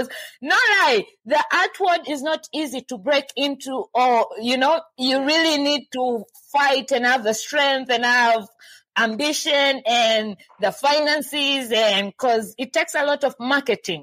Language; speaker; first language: English; non-native, local second language; Swahili